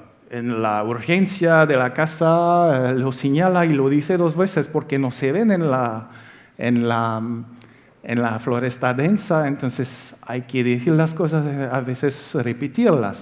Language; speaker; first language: Spanish; non-native, fluent; French